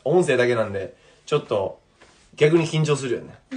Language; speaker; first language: Japanese; native; Japanese